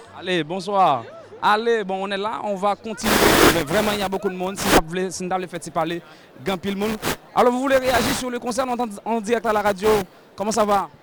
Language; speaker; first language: French; non-native, local second language; Haitian Creole